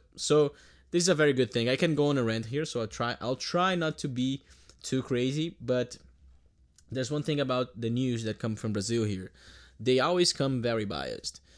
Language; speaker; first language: English; non-native, fluent; Portuguese